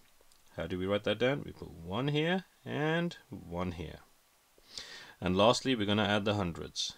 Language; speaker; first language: English; native; English